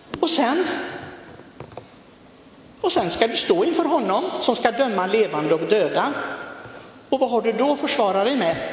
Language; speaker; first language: Swedish; non-native, fluent; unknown